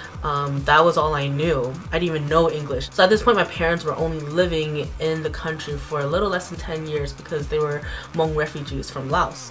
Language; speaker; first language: English; early bilingual, other home language; Hmong